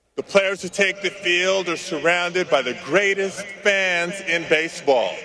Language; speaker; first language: English; early bilingual, other home language; Spanish